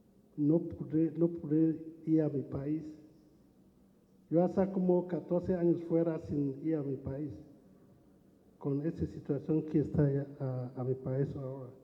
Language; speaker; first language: Spanish; non-native, learner; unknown